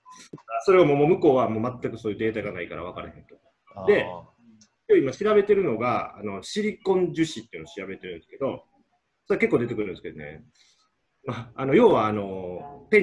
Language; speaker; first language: Japanese; native; Japanese